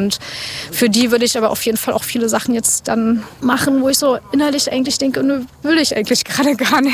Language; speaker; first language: German; native; German